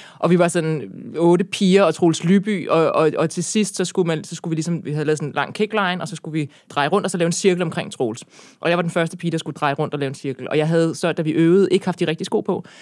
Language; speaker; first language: Danish; native; Danish